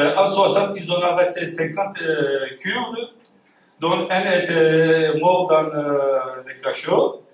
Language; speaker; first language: French; non-native, fluent; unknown